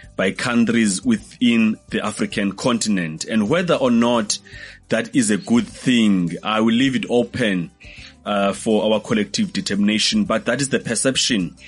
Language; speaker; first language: English; non-native, local second language; Xhosa